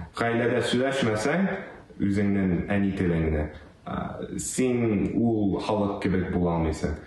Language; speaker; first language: Tatar; early bilingual, heritage; Tatar